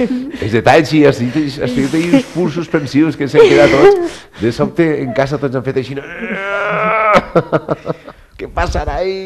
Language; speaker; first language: Catalan; native; Catalan